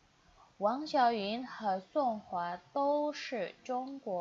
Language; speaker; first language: Chinese; non-native, fluent; Indonesian